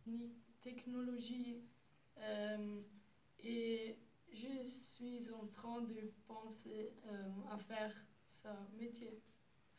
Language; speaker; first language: French; non-native, learner; German